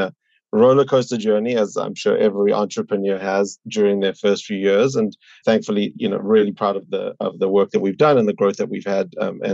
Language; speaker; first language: English; native; English